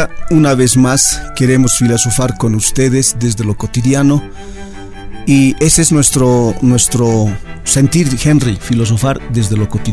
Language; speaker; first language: Spanish; native; Spanish